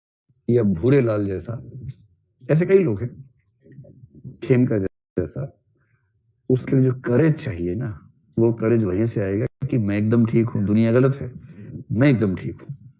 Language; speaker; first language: Hindi; native; Hindi